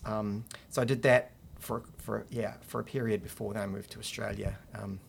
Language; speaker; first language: English; native; English